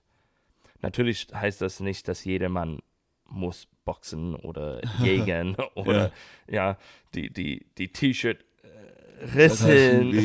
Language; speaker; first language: German; non-native, learner; English